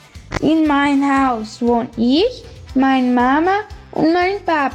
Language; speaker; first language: German; early bilingual, heritage; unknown